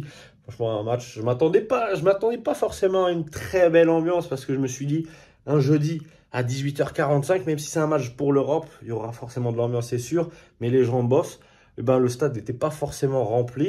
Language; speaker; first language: French; native; French